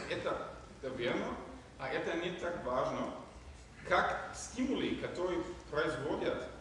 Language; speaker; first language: Russian; non-native, fluent; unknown